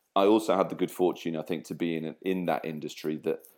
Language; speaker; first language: English; native; English